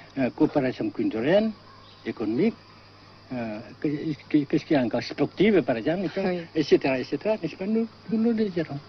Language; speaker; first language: French; non-native, fluent; Vietnamese